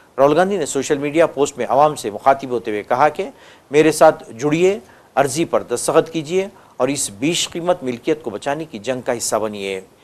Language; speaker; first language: Urdu; native; Urdu